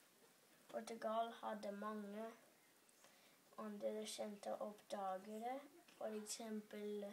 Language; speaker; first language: Norwegian; early bilingual, other home language; English